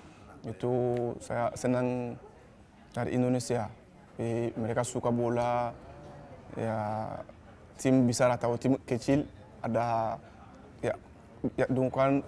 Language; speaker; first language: Indonesian; non-native, learner; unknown